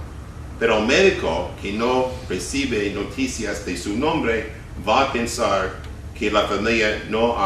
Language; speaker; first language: Spanish; non-native, fluent; English